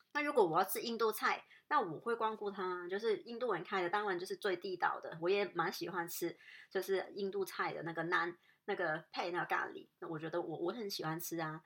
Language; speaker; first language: Chinese; non-native, local second language; Cantonese